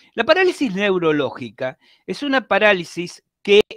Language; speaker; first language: Spanish; native; Spanish